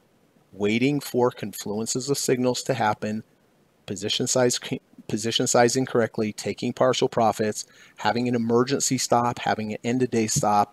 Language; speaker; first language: English; native; English